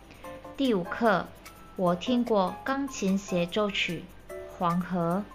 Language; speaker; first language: Chinese; non-native, fluent; Indonesian